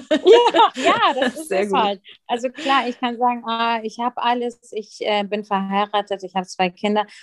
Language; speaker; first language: German; early bilingual, other home language; Russian